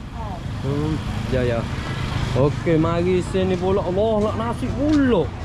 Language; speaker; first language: Malay; native; Malay